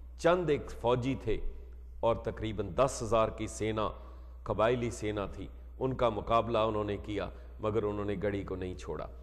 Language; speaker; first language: Hindi; non-native, local second language; Punjabi